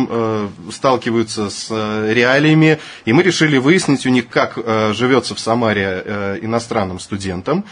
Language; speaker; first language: Russian; native; Russian